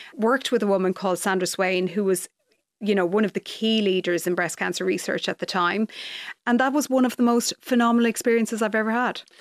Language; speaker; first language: English; native; English